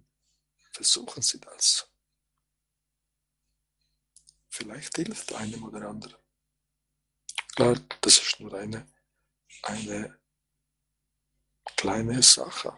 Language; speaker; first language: German; non-native, fluent; Croatian